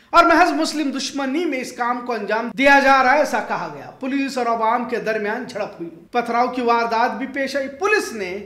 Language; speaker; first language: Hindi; non-native, local second language; Urdu